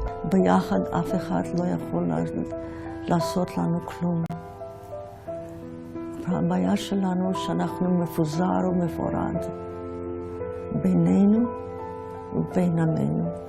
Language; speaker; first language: Hebrew; non-native, fluent; Yiddish